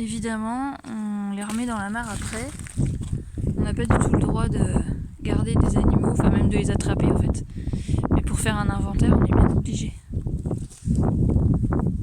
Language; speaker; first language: French; native; French